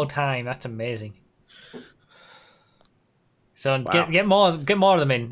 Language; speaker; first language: English; native; English